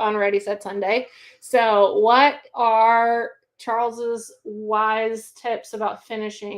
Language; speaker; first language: English; native; English